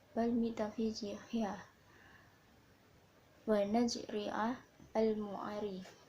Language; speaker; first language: Arabic; non-native, learner; Indonesian